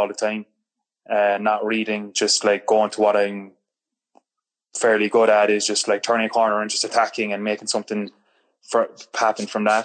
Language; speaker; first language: English; native; English